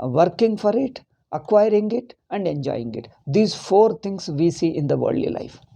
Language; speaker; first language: English; non-native, local second language; Kannada